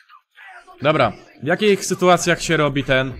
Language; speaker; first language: Polish; native; Polish